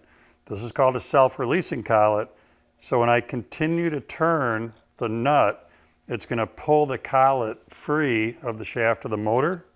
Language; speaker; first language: English; native; English